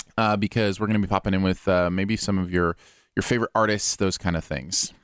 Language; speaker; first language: English; native; English